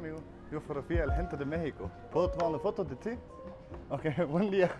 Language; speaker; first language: Spanish; non-native, learner; Danish